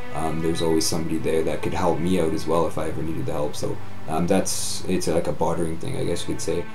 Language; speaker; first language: English; native; English